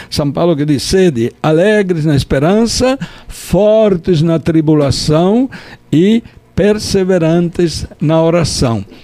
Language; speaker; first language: Portuguese; non-native, fluent; Italian